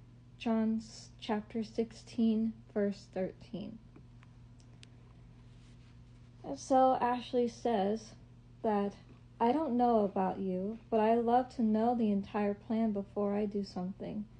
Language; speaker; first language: English; native; English